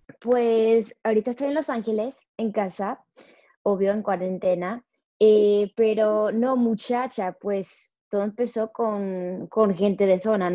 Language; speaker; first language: Spanish; early bilingual, other home language; English